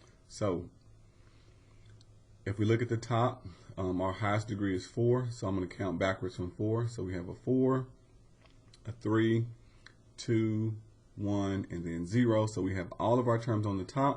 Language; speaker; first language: English; native; English